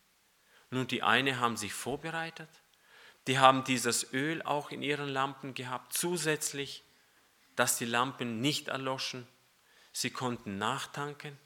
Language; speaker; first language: German; non-native, fluent; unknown